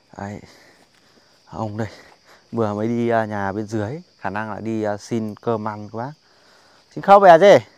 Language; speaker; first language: Vietnamese; non-native, local second language; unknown